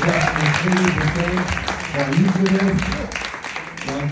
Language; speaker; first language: Persian; non-native, fluent; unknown